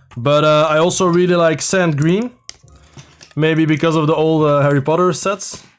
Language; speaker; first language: English; non-native, fluent; Dutch